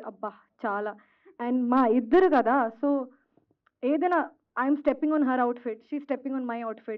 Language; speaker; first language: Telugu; non-native, fluent; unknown